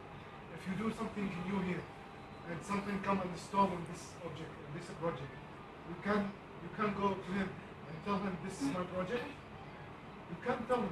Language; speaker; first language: English; non-native, learner; Arabic